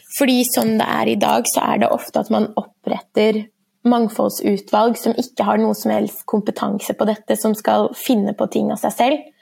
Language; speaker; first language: Norwegian; early bilingual, other home language; Persian